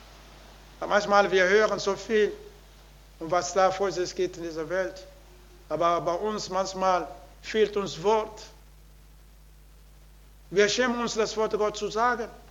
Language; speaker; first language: German; non-native, learner; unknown